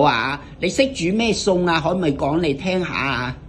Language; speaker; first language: Cantonese; native; Cantonese